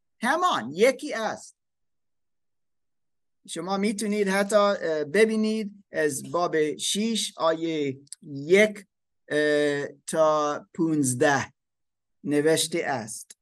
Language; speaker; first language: Persian; non-native, learner; German